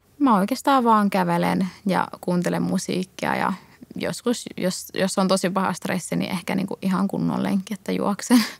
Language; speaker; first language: Finnish; early bilingual, other home language; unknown